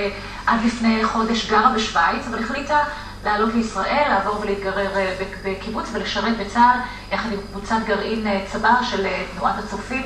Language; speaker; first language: Hebrew; native; Hebrew